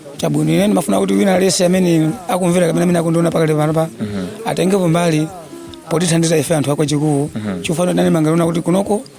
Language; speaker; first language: Nyanja; native; Nyanja